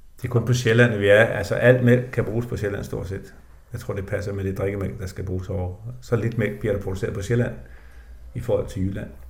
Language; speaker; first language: Danish; native; Danish